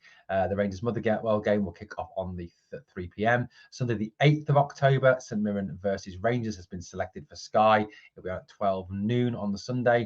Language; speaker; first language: English; native; English